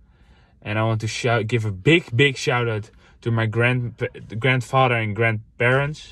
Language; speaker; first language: English; non-native, fluent; Dutch